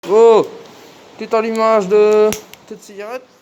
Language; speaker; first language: French; native; French